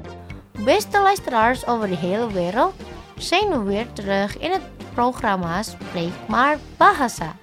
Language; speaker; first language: Dutch; non-native, learner; Indonesian